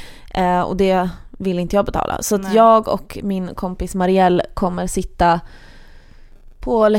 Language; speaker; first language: Swedish; native; Swedish